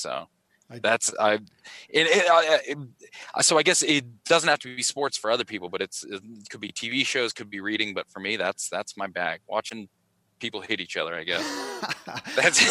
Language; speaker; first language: English; native; English